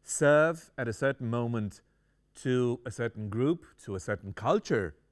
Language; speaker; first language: English; non-native, fluent; Romanian